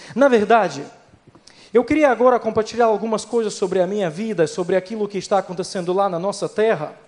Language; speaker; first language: Portuguese; non-native, fluent; Ukrainian